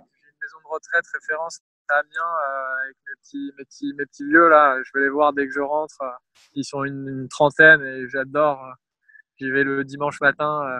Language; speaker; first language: French; native; French